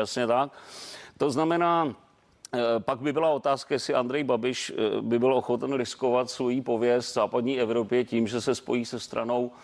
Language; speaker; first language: Czech; native; Czech